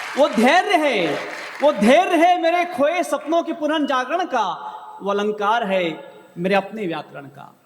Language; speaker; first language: Hindi; native; Hindi